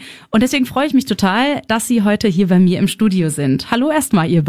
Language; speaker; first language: German; native; German